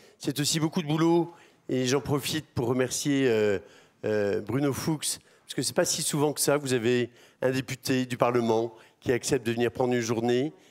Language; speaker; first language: French; native; French